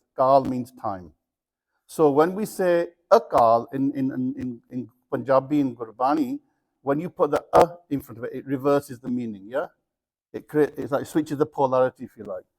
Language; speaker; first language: English; early bilingual, other home language; Punjabi